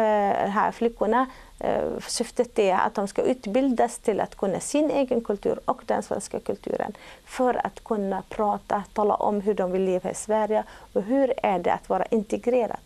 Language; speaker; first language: Swedish; non-native, fluent; Arabic